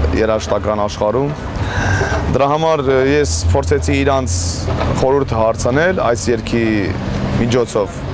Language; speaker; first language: Armenian; early bilingual, heritage; Armenian